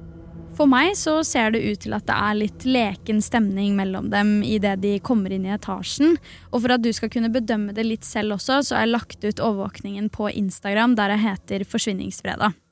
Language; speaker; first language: Norwegian; native; Norwegian